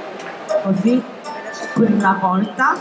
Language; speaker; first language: Italian; non-native, fluent; Japanese